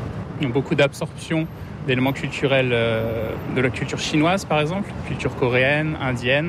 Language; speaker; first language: French; native; French